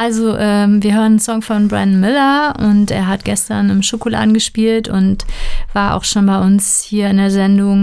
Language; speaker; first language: German; native; German